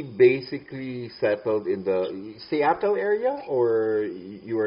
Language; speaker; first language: English; non-native, local second language; Filipino